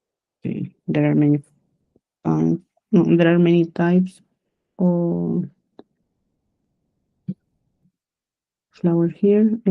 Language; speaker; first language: English; non-native, learner; Spanish